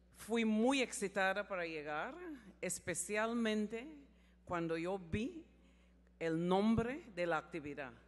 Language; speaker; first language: Spanish; non-native, learner; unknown